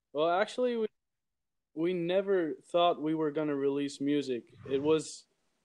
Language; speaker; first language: English; early bilingual, heritage; English